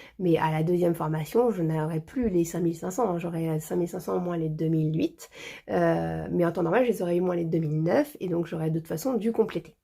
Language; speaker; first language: French; early bilingual, other home language; Portuguese